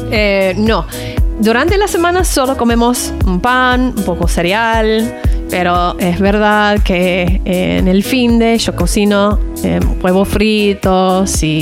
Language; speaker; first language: Spanish; non-native, learner; English